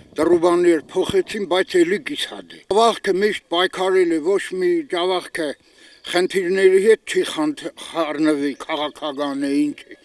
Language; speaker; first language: Armenian; native; Armenian